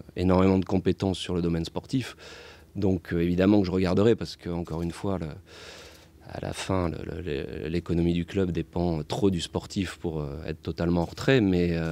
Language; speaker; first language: French; native; French